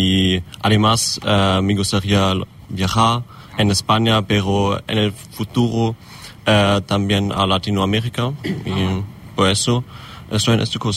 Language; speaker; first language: Spanish; non-native, fluent; German